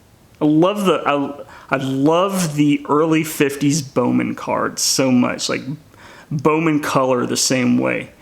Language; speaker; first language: English; native; English